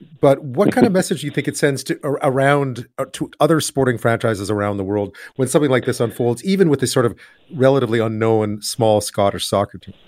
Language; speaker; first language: English; native; English